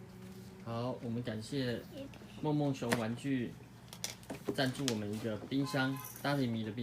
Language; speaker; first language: Chinese; native; Chinese